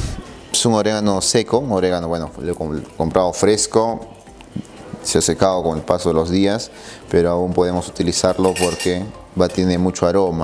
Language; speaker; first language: Spanish; native; Spanish